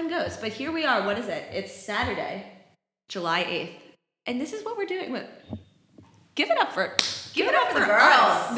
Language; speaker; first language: English; native; English